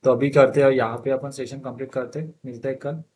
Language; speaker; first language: Hindi; non-native, local second language; Marathi